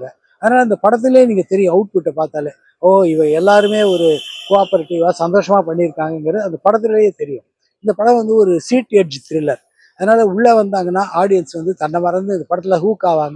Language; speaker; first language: Tamil; native; Tamil